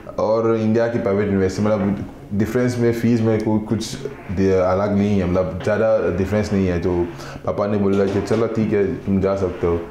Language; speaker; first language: Hindi; non-native, fluent; Igbo